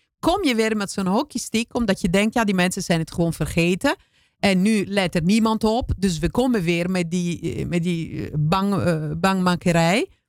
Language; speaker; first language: Dutch; non-native, fluent; Italian